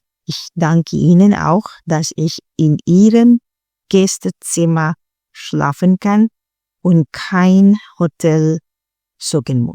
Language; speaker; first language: German; non-native, learner; Filipino